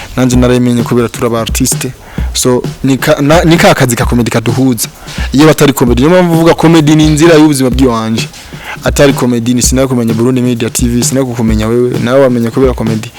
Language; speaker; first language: Rundi; non-native, local second language; Swahili